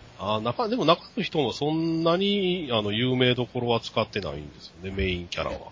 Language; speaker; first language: Japanese; native; Japanese